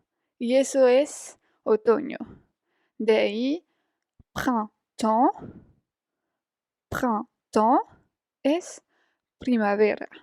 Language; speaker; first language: Spanish; non-native, fluent; French